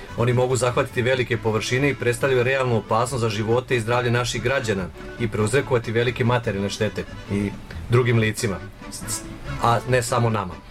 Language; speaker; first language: Serbian; native; Serbian